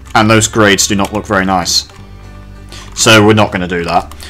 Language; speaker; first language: English; native; English